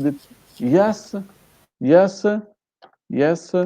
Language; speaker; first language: English; non-native, fluent; Italian